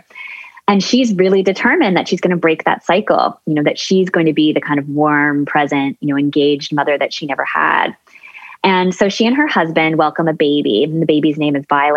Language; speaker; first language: English; native; English